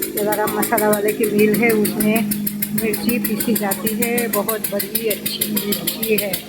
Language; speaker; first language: Hindi; non-native, local second language; Gujarati